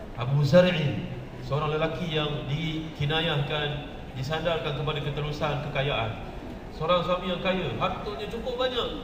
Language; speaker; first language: Malay; native; Malay